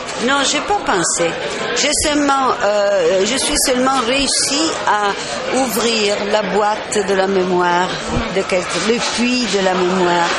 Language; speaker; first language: French; non-native, fluent; Italian